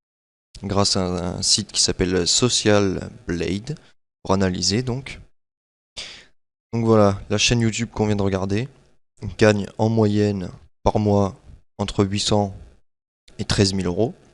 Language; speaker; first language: French; native; French